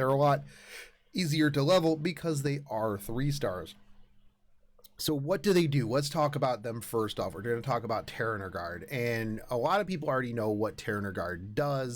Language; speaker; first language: English; native; English